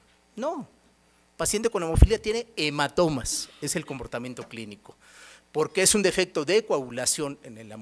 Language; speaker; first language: Spanish; native; Spanish